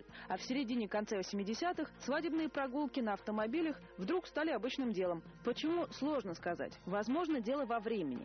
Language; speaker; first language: Russian; native; Russian